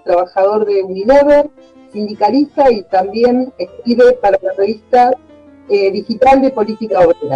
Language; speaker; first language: Spanish; native; Spanish